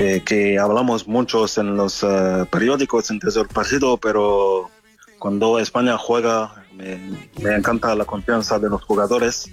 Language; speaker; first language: Spanish; non-native, fluent; French